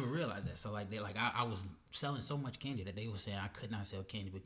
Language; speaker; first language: English; native; English